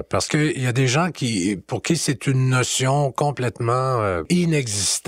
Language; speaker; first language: French; native; French